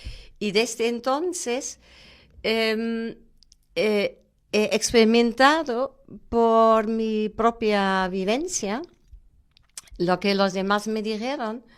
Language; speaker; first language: Spanish; non-native, fluent; German